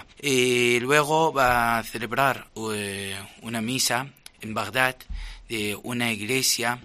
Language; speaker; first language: Spanish; non-native, fluent; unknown